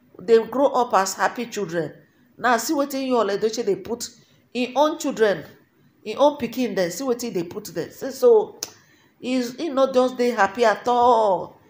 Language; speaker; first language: Nigerian Pidgin; native; Nigerian Pidgin